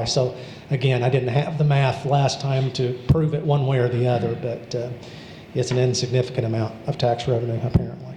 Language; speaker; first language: English; native; English